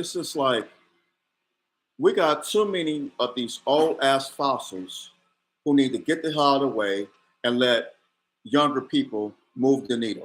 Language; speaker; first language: English; native; English